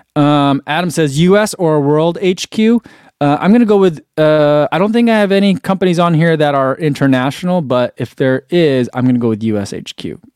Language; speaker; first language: English; native; English